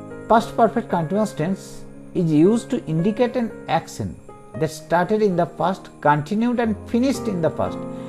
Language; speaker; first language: English; non-native, local second language; Bangla